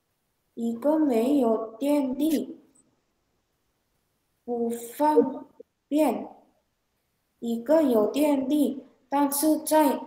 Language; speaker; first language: Chinese; non-native, learner; Indonesian